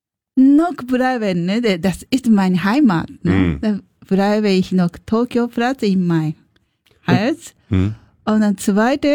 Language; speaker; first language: German; non-native, learner; Japanese